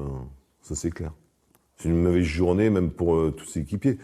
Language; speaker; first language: French; native; French